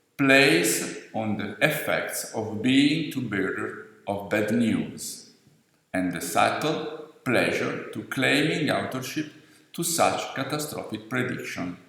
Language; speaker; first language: English; non-native, fluent; Italian